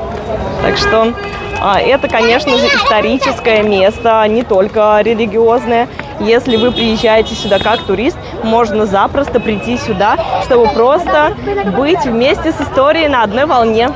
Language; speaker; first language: Russian; native; Russian